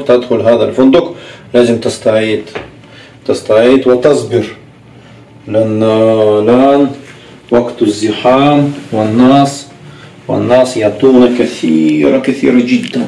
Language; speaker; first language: Arabic; non-native, fluent; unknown